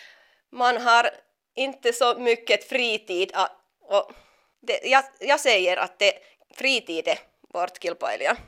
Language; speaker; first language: Swedish; non-native, local second language; Finnish